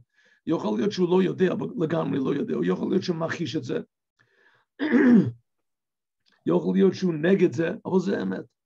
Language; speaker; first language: Hebrew; non-native, fluent; English